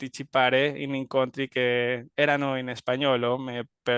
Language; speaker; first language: Italian; non-native, learner; Spanish